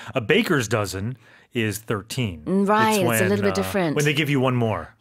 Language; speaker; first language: English; native; English